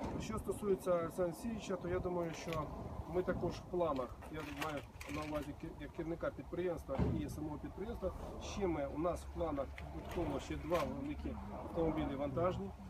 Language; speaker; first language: Ukrainian; non-native, local second language; Russian